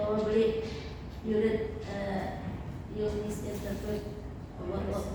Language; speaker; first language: English; non-native, fluent; Indonesian